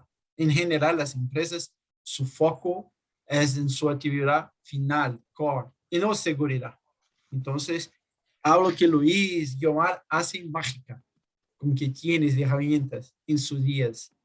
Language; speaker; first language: Spanish; non-native, fluent; Portuguese